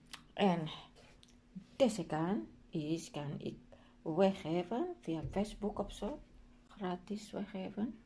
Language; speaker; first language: Dutch; non-native, learner; Indonesian